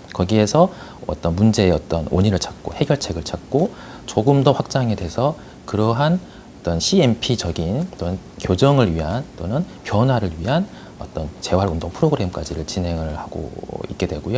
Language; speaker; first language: Korean; native; Korean